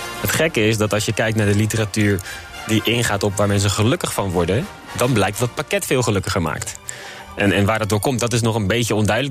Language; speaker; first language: Dutch; native; Dutch